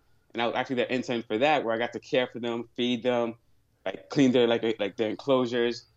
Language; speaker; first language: English; native; English